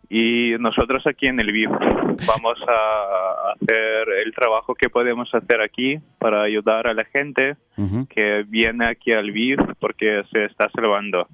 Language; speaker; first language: Spanish; non-native, fluent; Ukrainian